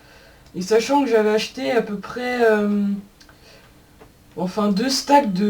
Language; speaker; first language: French; native; French